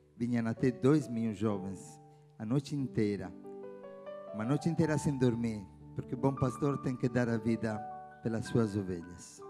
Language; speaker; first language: Portuguese; non-native, fluent; Italian